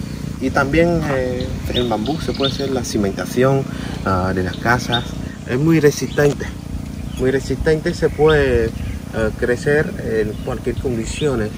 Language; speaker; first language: Spanish; non-native, fluent; Vietnamese